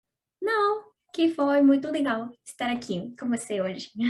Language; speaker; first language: Portuguese; non-native, learner; Spanish